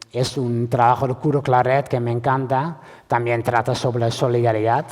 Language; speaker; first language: Spanish; non-native, fluent; Dutch